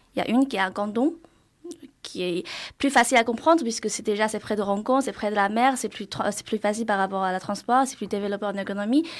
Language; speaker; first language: French; non-native, fluent; Chinese